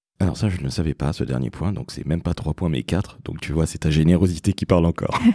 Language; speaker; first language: French; native; French